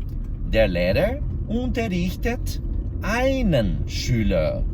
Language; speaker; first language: German; non-native, fluent; Portuguese